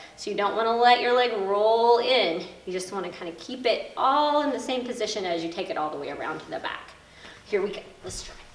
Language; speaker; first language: English; native; English